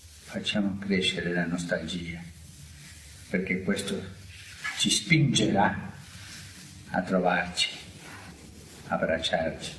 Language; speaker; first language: Italian; non-native, fluent; Spanish